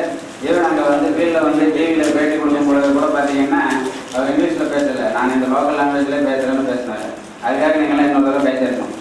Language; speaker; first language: Tamil; native; Tamil